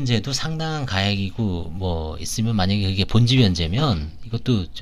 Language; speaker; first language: Korean; native; Korean